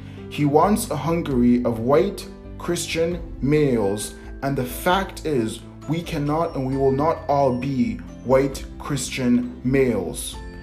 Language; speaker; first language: English; native; English